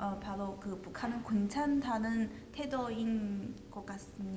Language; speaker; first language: Korean; non-native, fluent; Chinese